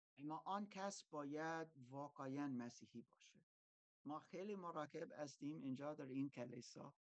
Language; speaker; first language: Persian; non-native, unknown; German